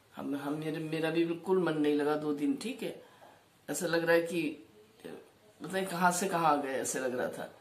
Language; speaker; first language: Hindi; non-native, local second language; Bangla